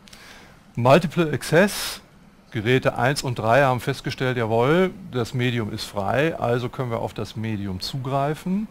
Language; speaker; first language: German; native; German